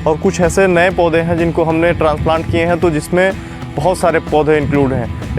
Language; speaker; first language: Hindi; native; Hindi